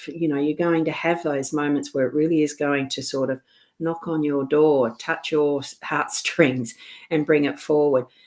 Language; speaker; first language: English; native; English